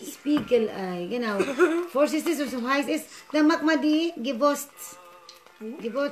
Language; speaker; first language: German; non-native, learner; Cebuano